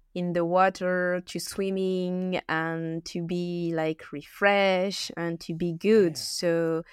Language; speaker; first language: English; non-native, learner; French